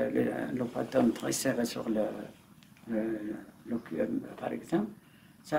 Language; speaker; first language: French; non-native, learner; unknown